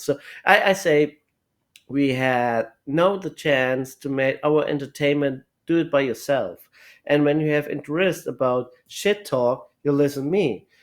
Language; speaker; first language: English; non-native, learner; German